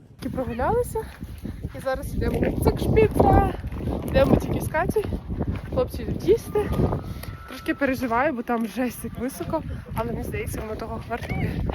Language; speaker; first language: Ukrainian; native; Ukrainian